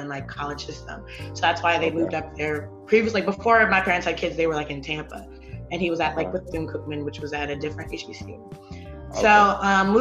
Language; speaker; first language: English; native; English